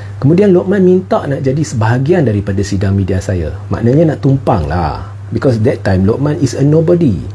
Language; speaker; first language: Malay; non-native, local second language; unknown